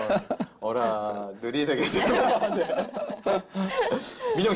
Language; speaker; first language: Korean; native; Korean